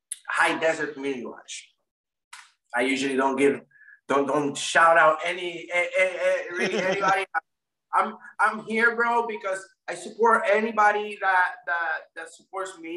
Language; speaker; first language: English; native; English